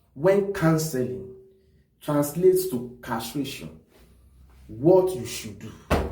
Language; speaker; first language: English; non-native, local second language; Yoruba